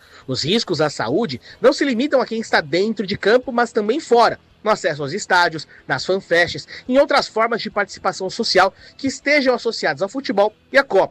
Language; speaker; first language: Portuguese; native; Portuguese